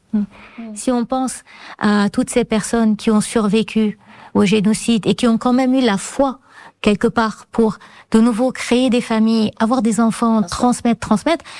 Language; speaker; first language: French; non-native, fluent; Armenian